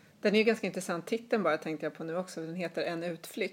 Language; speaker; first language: Swedish; native; Swedish